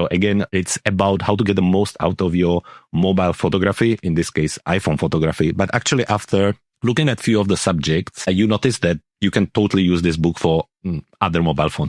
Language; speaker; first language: English; non-native, fluent; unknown